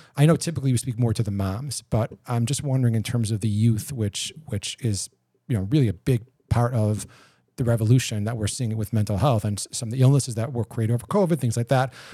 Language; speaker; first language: English; native; English